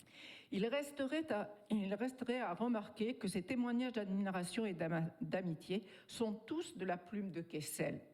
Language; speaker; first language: French; native; French